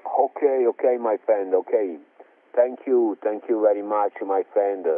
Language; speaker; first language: English; non-native, learner; Italian